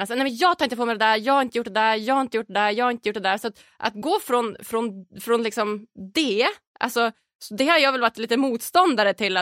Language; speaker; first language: Swedish; native; Swedish